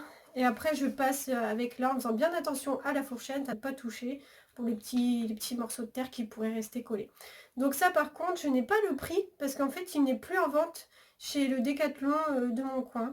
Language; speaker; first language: French; native; French